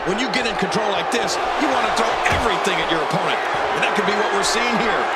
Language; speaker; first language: English; native; English